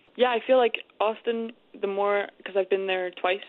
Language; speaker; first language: English; native; English